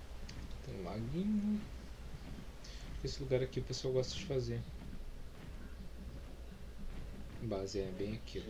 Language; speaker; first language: Portuguese; native; Portuguese